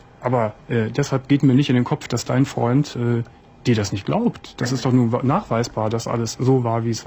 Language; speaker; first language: German; native; German